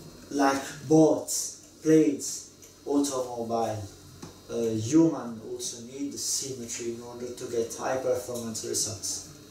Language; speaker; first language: English; non-native, learner; Italian